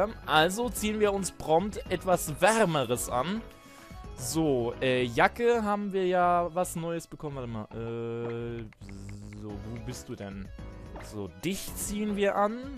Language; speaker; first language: German; native; German